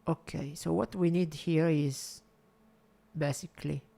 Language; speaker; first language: English; non-native, fluent; Italian